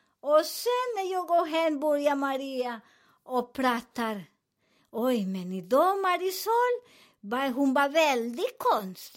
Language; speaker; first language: Swedish; non-native, fluent; Spanish